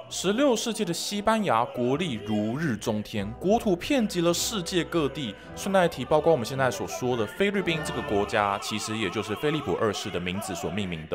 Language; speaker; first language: Chinese; native; Chinese